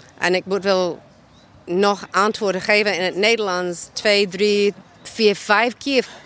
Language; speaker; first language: Dutch; non-native, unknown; English